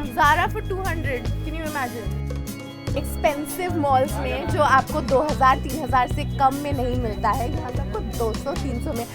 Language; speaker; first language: Hindi; non-native, local second language; Bangla